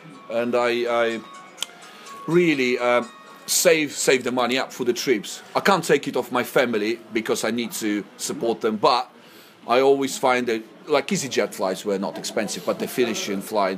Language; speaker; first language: English; non-native, fluent; Russian